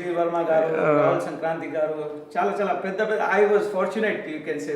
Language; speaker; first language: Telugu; non-native, local second language; Hindi